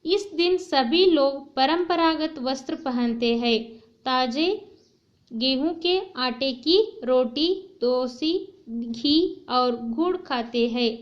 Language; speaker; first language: Hindi; non-native, local second language; Kannada